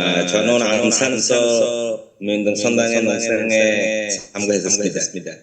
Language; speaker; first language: Korean; non-native, learner; Bangla